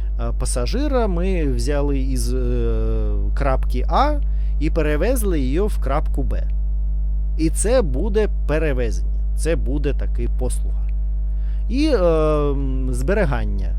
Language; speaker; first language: Ukrainian; non-native, learner; Russian